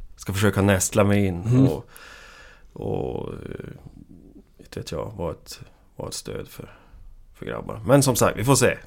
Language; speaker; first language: Swedish; native; Swedish